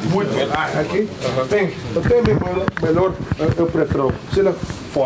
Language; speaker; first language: Portuguese; non-native, learner; English